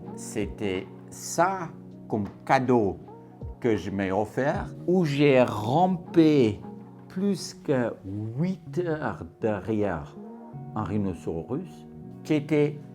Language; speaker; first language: French; non-native, fluent; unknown